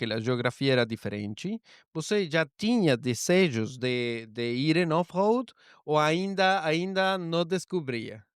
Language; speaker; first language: Portuguese; non-native, learner; Spanish